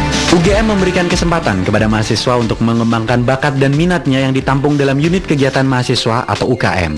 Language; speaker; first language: Indonesian; native; Indonesian